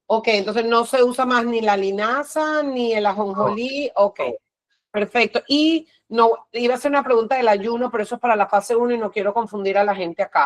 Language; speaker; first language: Spanish; native; Spanish